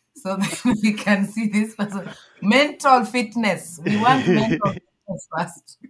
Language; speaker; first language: English; non-native, local second language; Luo (Kenya and Tanzania)